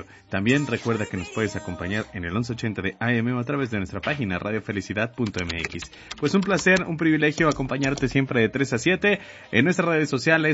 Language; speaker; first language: Spanish; native; Spanish